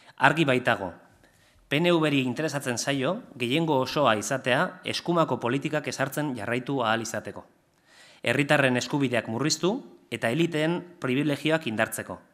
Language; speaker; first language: Basque; non-native, local second language; Spanish